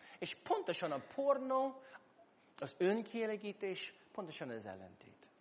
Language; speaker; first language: Hungarian; non-native, fluent; English